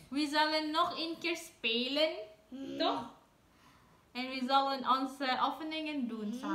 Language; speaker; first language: Dutch; non-native, learner; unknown